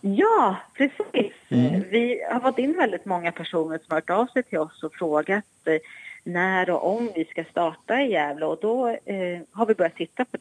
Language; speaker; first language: Swedish; native; Swedish